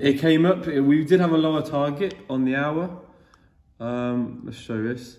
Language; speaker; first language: English; native; English